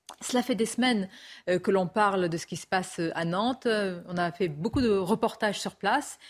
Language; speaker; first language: French; native; French